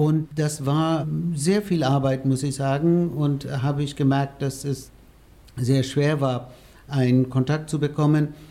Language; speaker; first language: German; non-native, fluent; Arabic